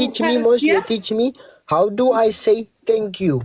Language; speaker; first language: English; early bilingual, heritage; English